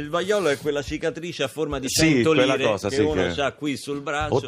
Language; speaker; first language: Italian; native; Italian